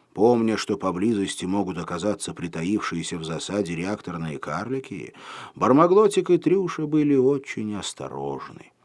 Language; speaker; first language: Russian; native; Russian